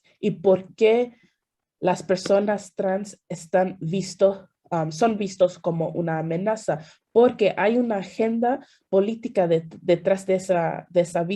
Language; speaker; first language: Spanish; early bilingual, heritage; Spanish